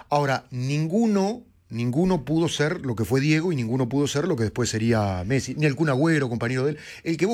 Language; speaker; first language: Spanish; native; Spanish